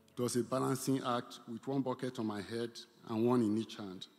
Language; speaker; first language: English; non-native, local second language; Igbo